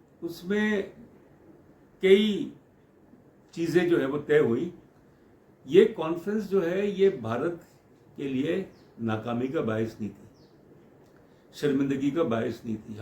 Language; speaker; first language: Urdu; native; Urdu